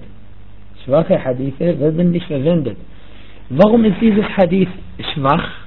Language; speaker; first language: German; non-native, fluent; Arabic